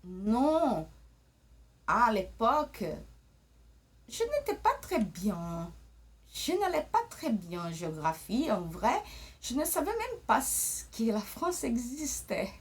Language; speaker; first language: French; early bilingual, other home language; Portuguese